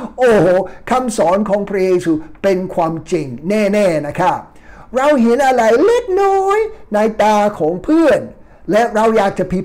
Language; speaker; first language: Thai; non-native, fluent; English